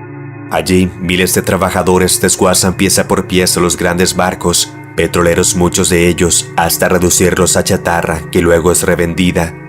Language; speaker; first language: Spanish; native; Spanish